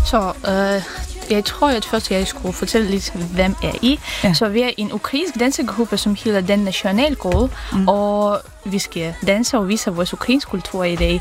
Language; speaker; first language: Danish; non-native, fluent; Ukrainian